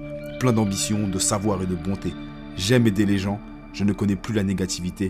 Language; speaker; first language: French; native; French